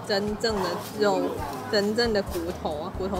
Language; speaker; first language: Chinese; native; Chinese